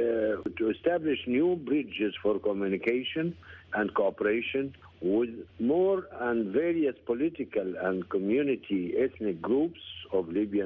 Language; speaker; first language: English; non-native, fluent; Arabic